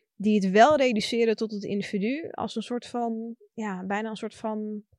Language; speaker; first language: Dutch; early bilingual, other home language; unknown